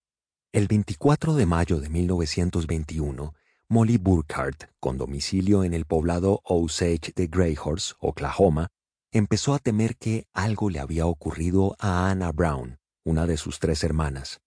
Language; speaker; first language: Spanish; native; Spanish